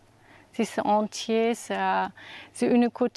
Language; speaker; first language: French; non-native, learner; German